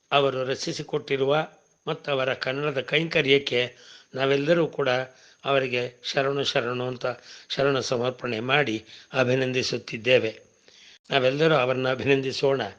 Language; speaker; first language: Kannada; non-native, local second language; Tamil